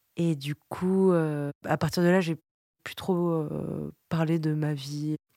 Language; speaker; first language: French; early bilingual, other home language; Vietnamese